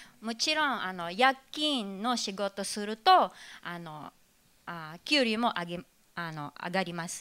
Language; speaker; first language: Japanese; non-native, fluent; Filipino